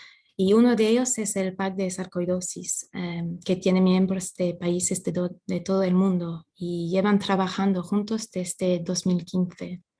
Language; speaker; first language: Spanish; non-native, fluent; English